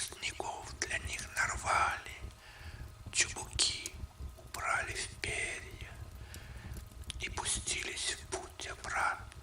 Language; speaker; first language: Russian; native; Russian